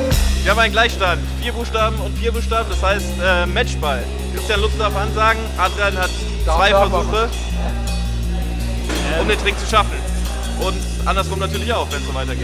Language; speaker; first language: German; native; German